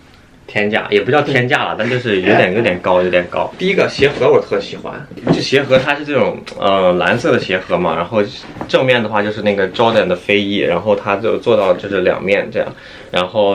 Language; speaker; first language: Chinese; native; Chinese